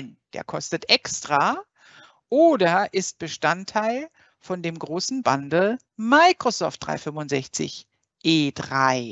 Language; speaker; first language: German; native; German